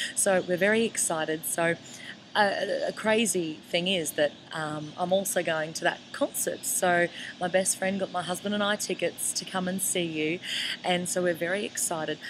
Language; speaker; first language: English; native; English